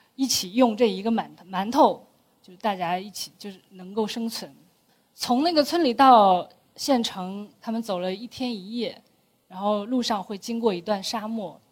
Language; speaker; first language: Chinese; native; Chinese